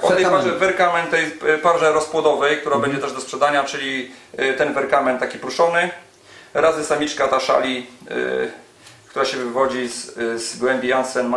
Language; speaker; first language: Polish; native; Polish